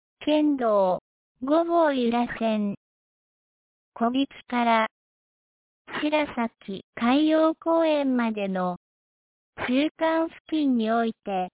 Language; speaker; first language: Japanese; native; Japanese